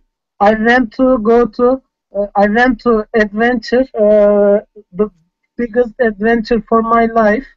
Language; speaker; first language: English; non-native, fluent; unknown